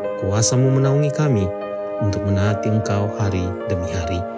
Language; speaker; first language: Indonesian; native; Indonesian